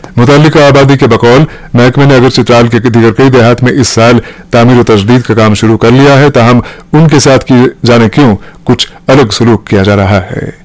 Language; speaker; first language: Urdu; non-native, local second language; Kashmiri